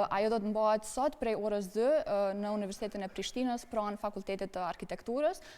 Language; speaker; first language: Albanian; native; Albanian